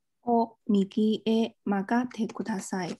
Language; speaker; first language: Japanese; non-native, fluent; Chinese